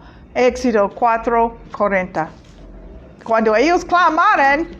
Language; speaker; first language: Spanish; non-native, fluent; English